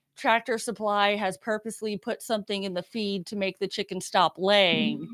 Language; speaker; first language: English; native; English